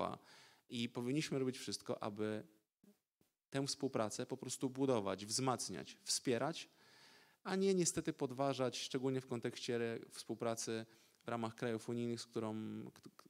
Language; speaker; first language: Polish; native; Polish